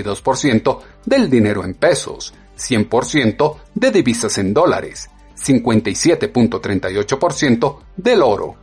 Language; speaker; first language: Spanish; native; Spanish